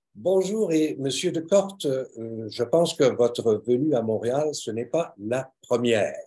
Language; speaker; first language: French; native; French